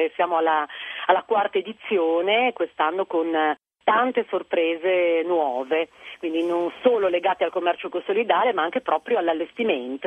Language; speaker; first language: Italian; native; Italian